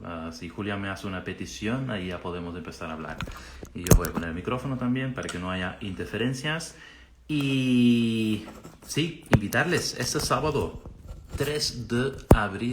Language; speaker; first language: Spanish; non-native, fluent; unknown